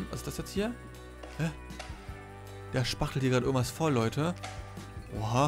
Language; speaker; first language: German; native; German